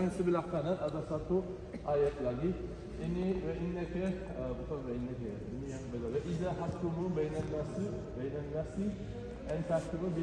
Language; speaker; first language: Indonesian; non-native, fluent; Turkish